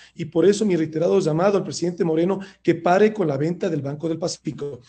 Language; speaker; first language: Spanish; native; Spanish